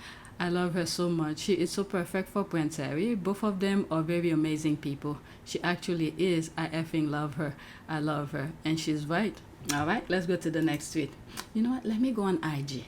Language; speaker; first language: English; native; English